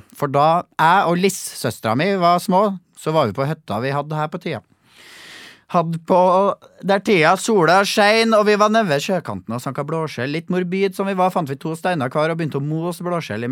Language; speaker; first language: Norwegian; native; Norwegian